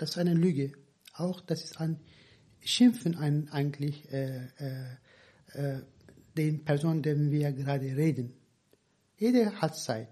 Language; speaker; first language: German; non-native, fluent; Turkish